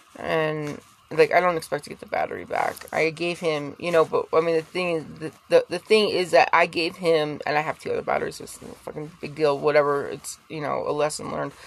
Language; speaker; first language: English; native; English